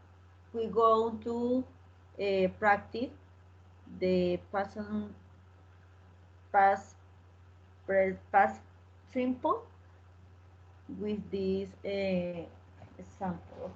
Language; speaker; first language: English; non-native, learner; Spanish